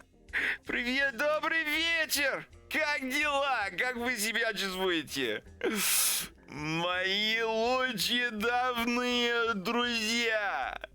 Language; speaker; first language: Russian; non-native, learner; English